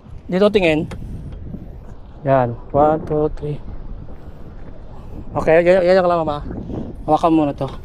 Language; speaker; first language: Filipino; non-native, local second language; Aklanon